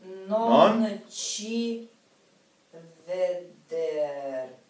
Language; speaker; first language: Italian; non-native, learner; Russian